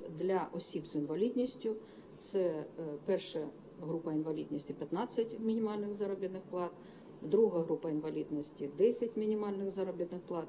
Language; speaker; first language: Ukrainian; native; Ukrainian